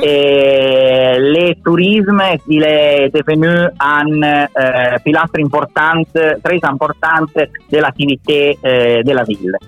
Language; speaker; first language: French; non-native, learner; Italian